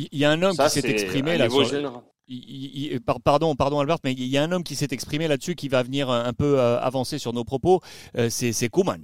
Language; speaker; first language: French; native; French